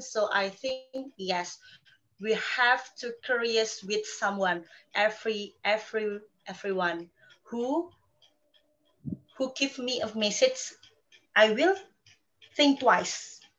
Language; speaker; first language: English; non-native, learner; Indonesian